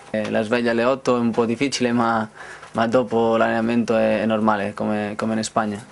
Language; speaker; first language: Italian; non-native, learner; Spanish